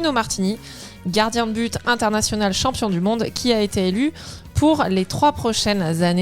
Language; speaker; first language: French; native; French